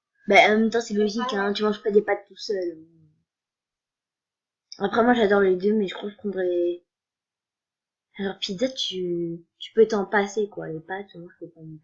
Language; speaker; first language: French; native; French